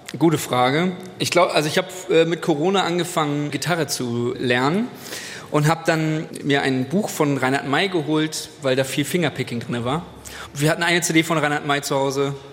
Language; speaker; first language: German; native; German